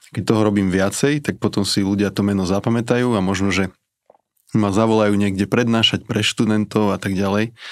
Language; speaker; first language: Slovak; native; Slovak